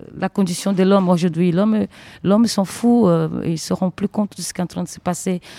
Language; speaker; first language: French; non-native, fluent; Portuguese